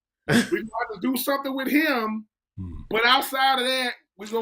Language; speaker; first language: English; native; English